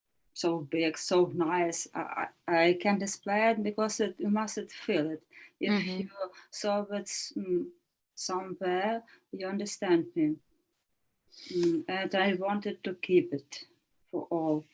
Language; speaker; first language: English; non-native, learner; Ukrainian